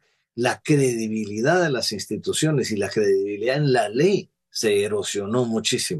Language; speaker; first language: Spanish; native; Spanish